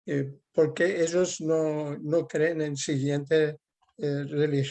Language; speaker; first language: Spanish; non-native, fluent; Persian